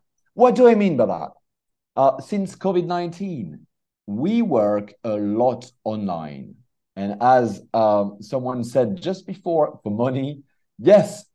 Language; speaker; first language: English; non-native, fluent; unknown